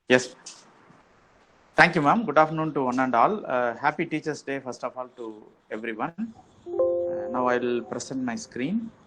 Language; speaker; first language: English; non-native, local second language; Tamil